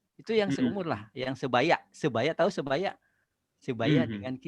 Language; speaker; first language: Indonesian; native; Indonesian